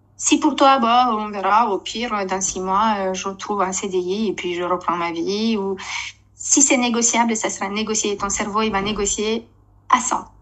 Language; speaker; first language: French; non-native, fluent; Romanian